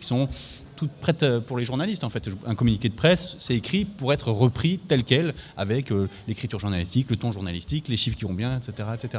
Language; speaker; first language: French; native; French